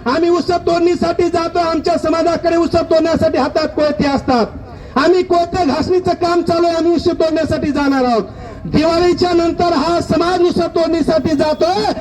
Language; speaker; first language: Marathi; non-native, local second language; Lambadi